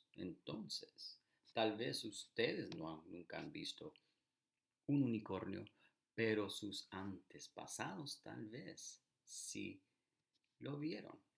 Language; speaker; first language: Spanish; early bilingual, heritage; Spanish